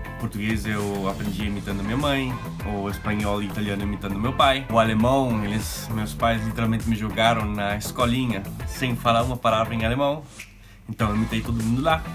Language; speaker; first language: Portuguese; early bilingual, heritage; Portuguese